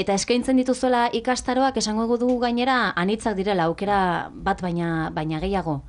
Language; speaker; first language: Basque; native; Basque